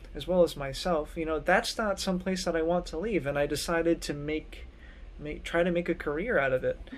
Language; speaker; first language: English; native; English